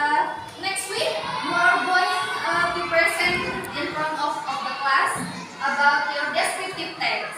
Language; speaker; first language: English; non-native, learner; Indonesian